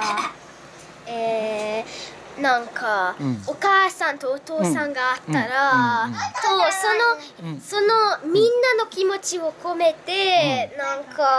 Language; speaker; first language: Japanese; non-native, learner; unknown